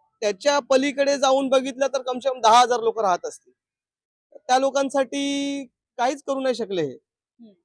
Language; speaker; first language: Marathi; native; Marathi